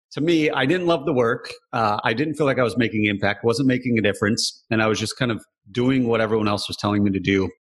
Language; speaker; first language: English; native; English